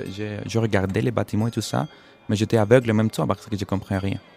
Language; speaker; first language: French; non-native, fluent; Spanish